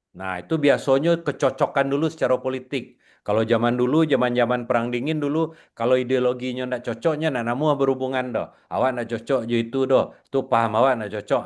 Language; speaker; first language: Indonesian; non-native, local second language; Minangkabau